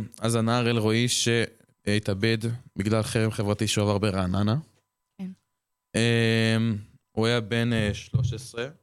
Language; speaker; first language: Hebrew; early bilingual, other home language; French